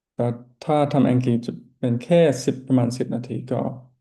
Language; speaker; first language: Thai; non-native, learner; English